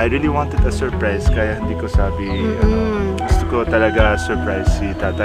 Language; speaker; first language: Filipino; non-native, learner; Arabic